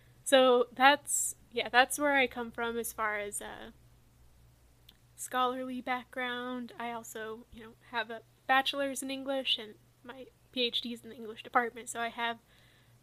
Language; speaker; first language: English; native; English